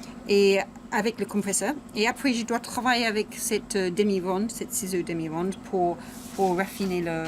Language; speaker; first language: French; non-native, learner; English